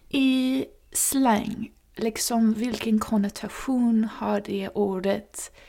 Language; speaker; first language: Swedish; non-native, fluent; English